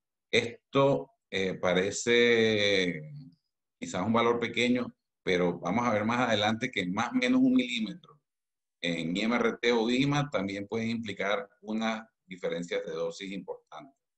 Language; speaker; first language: Spanish; native; Spanish